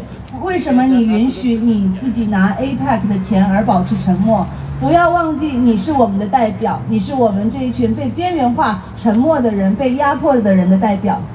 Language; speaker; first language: Chinese; early bilingual, other home language; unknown